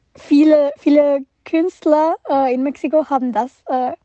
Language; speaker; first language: German; non-native, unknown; Spanish